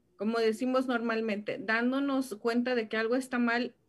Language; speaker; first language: Spanish; native; Spanish